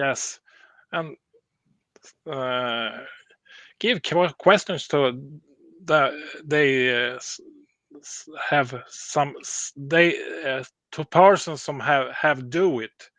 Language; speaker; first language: English; non-native, learner; Swedish